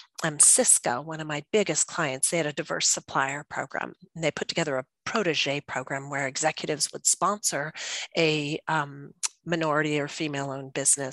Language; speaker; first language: English; native; English